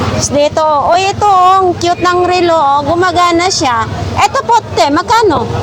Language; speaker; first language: Filipino; non-native, local second language; Cebuano